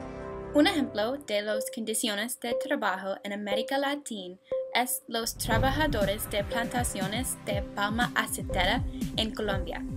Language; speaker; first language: Spanish; non-native, learner; English